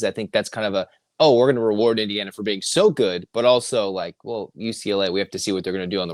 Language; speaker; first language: English; native; English